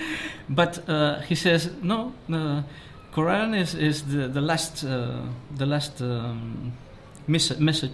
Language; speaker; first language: English; non-native, learner; Spanish